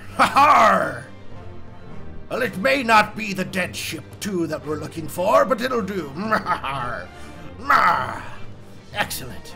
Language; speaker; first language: English; native; English